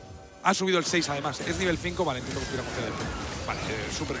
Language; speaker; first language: Spanish; native; Spanish